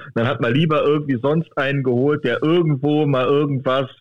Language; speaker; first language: German; native; German